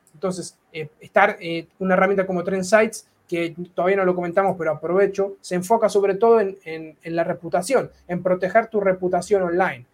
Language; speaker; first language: Spanish; native; Spanish